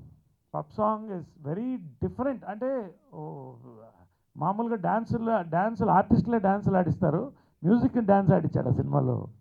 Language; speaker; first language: Telugu; native; Telugu